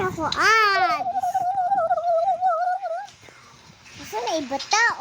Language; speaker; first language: Filipino; non-native, local second language; Cebuano